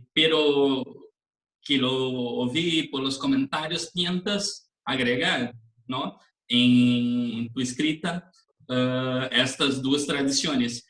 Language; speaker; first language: Spanish; non-native, learner; Portuguese